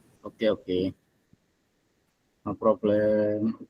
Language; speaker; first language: English; non-native, learner; Indonesian